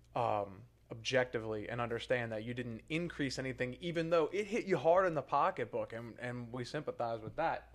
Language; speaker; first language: English; native; English